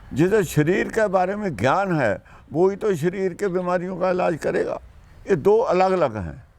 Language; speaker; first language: Hindi; non-native, local second language; Punjabi